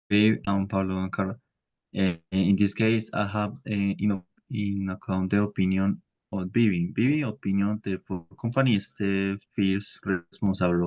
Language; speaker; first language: English; non-native, learner; Spanish